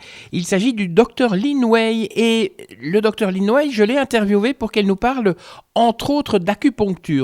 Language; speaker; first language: French; native; French